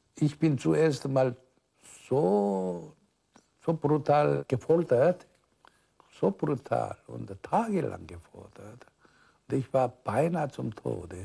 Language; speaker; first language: German; non-native, fluent; Korean